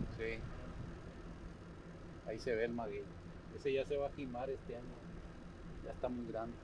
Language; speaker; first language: Spanish; native; Spanish